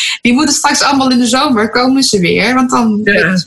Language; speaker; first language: Dutch; native; Dutch